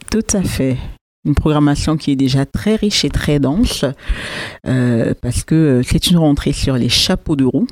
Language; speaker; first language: French; native; French